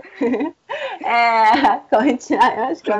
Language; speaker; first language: Japanese; native; Japanese